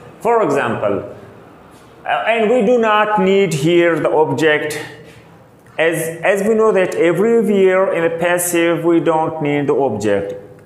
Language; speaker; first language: English; non-native, local second language; Hindi